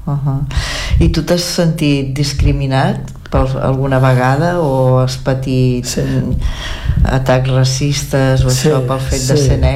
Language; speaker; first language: Catalan; native; Catalan